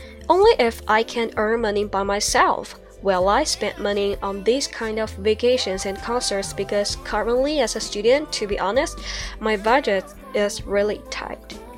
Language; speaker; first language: English; non-native, fluent; Chinese